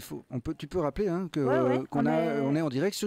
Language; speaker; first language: French; native; French